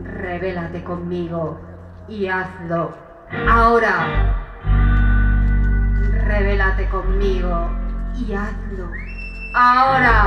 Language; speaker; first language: Spanish; native; Spanish